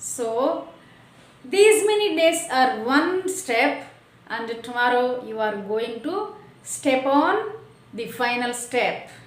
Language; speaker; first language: English; non-native, local second language; Telugu